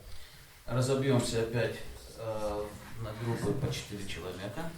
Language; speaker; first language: Russian; native; Russian